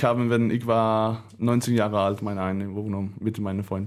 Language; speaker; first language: German; non-native, learner; Danish